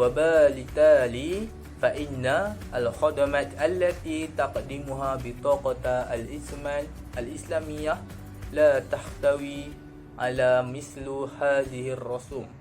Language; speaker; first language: Arabic; non-native, learner; Malay